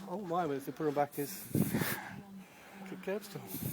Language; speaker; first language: English; native; English